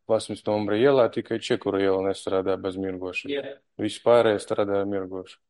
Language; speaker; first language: Latvian; non-native, local second language; Russian